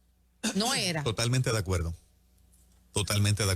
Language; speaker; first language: Spanish; native; Spanish